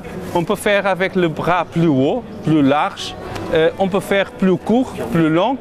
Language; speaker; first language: French; non-native, learner; Portuguese